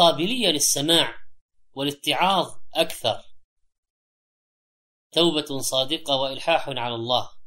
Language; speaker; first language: Arabic; native; Arabic